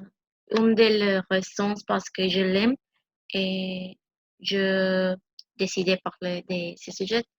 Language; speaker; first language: French; non-native, learner; Spanish